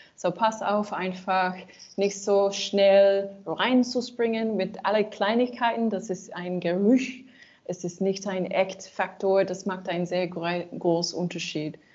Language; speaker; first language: German; non-native, learner; English